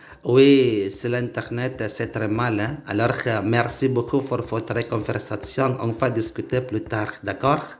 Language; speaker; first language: French; non-native, learner; Indonesian